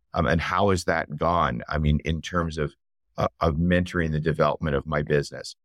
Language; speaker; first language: English; native; English